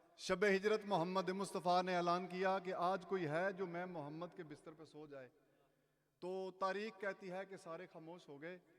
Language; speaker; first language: Urdu; non-native, local second language; Saraiki